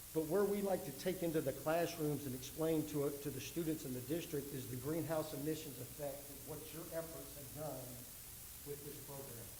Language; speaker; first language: English; native; English